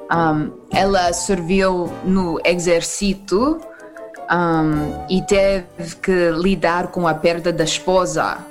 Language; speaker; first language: Portuguese; early bilingual, heritage; Portuguese